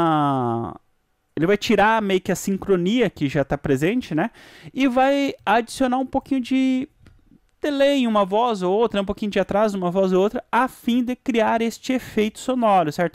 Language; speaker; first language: Portuguese; native; Portuguese